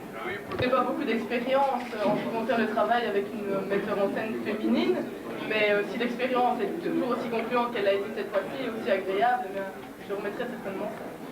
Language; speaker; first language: French; native; French